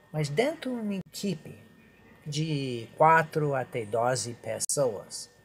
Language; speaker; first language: Portuguese; non-native, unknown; English